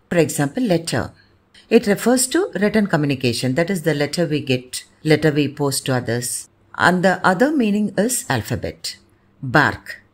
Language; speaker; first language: English; non-native, local second language; Tamil